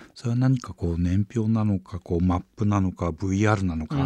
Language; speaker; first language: Japanese; native; Japanese